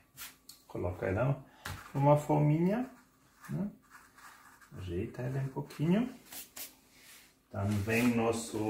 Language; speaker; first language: Portuguese; non-native, fluent; German